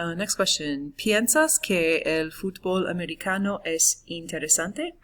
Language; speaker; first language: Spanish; non-native, fluent; English